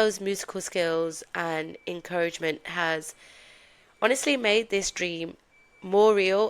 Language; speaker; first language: English; native; English